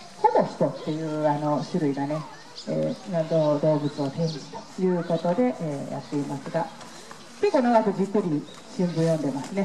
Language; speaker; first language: Japanese; native; Japanese